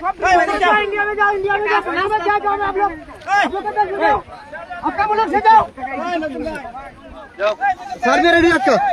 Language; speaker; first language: Hindi; non-native, learner; Bangla